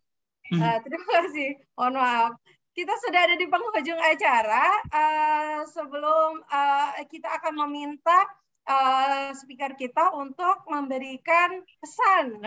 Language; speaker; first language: Indonesian; native; Indonesian